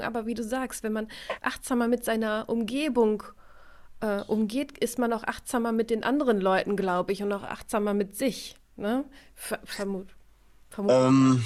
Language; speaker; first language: German; native; German